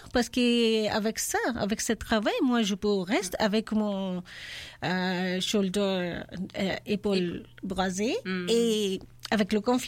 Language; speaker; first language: French; non-native, learner; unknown